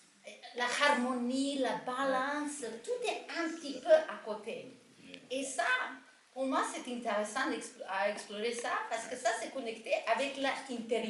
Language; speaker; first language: French; non-native, fluent; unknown